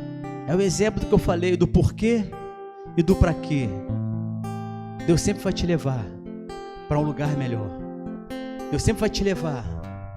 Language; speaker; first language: Portuguese; native; Portuguese